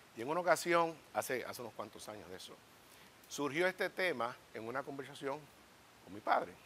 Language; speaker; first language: Spanish; native; Spanish